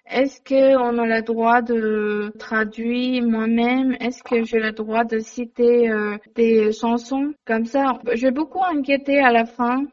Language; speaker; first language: French; non-native, learner; Chinese